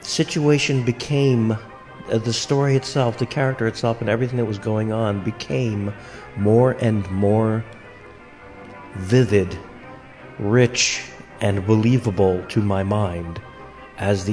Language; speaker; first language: English; native; English